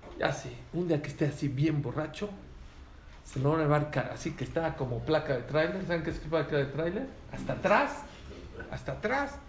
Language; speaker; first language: Spanish; native; Spanish